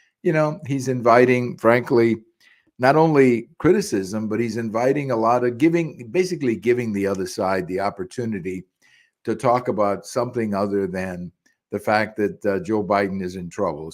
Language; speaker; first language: English; early bilingual, other home language; Spanish